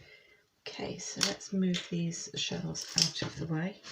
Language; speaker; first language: English; native; English